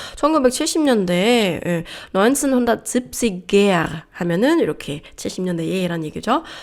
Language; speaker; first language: Korean; early bilingual, heritage; Korean